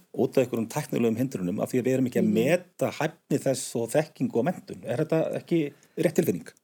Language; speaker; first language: Icelandic; native; Icelandic